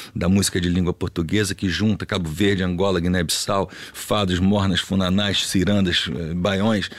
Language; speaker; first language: Portuguese; native; Portuguese